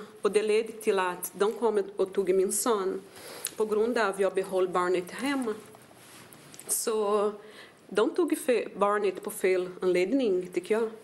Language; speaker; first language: Swedish; non-native, fluent; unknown